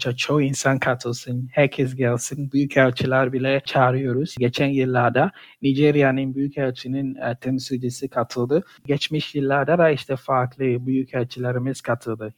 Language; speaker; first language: Turkish; non-native, fluent; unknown